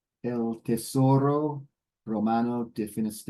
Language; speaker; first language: Spanish; non-native, learner; English